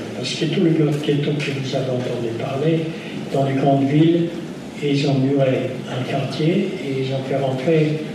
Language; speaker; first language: French; non-native, fluent; Yiddish